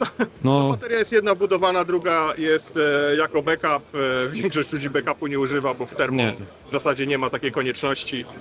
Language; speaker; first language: Polish; native; Polish